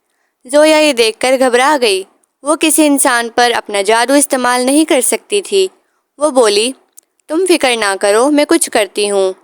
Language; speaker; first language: Urdu; native; Urdu